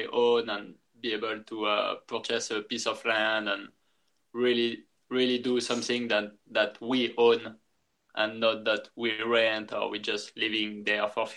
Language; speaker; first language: English; non-native, fluent; French